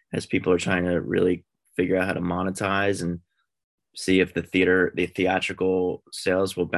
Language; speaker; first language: English; native; English